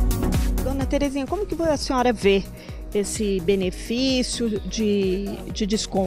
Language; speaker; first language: Portuguese; native; Portuguese